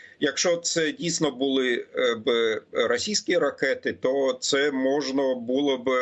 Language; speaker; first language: Ukrainian; non-native, fluent; German